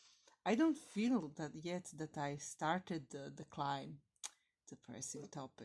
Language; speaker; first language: English; non-native, fluent; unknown